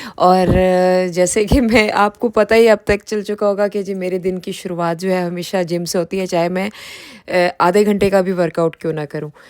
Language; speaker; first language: Urdu; native; Urdu